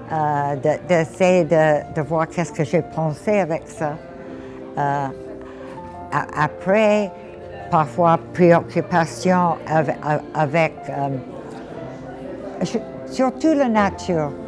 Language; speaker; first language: French; non-native, fluent; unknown